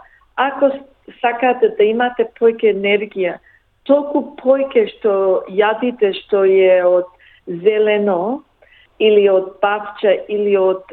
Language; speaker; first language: Macedonian; early bilingual, heritage; Macedonian